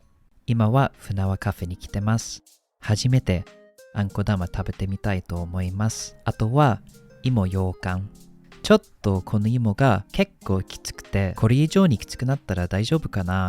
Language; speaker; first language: Japanese; non-native, fluent; English